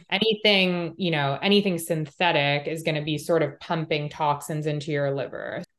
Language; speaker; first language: English; native; English